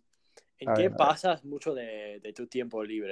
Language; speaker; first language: Spanish; non-native, fluent; English